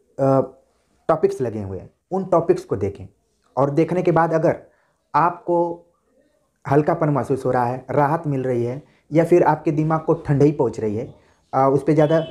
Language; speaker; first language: Hindi; native; Hindi